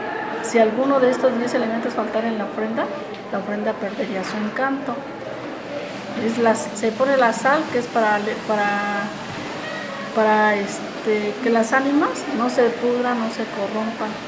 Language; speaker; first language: Spanish; native; Spanish